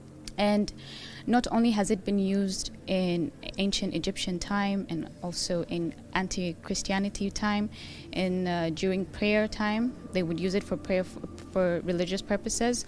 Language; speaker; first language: English; non-native, local second language; Arabic